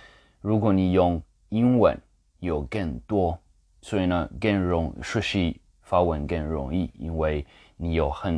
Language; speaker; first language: Chinese; non-native, learner; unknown